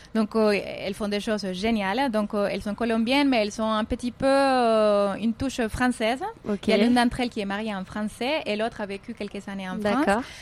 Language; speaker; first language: French; non-native, fluent; Spanish